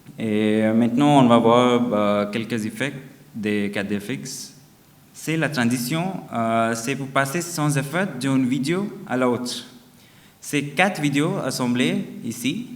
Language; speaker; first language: French; non-native, fluent; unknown